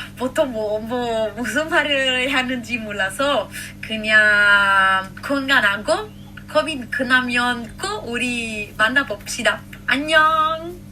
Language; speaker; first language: Korean; non-native, learner; Italian